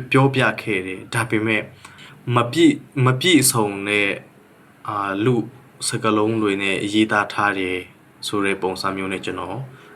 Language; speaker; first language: Burmese; non-native, local second language; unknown